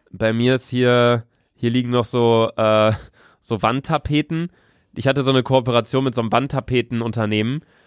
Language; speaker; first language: German; native; German